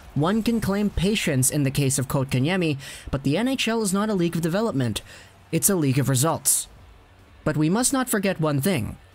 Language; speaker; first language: English; native; English